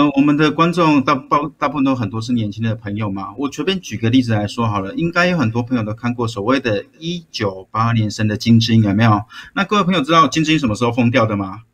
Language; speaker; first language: Chinese; native; Chinese